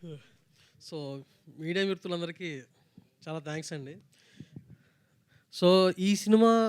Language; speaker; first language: Telugu; native; Telugu